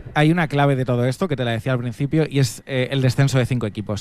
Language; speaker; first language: Spanish; native; Spanish